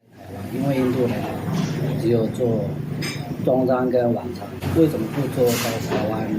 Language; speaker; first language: Chinese; non-native, learner; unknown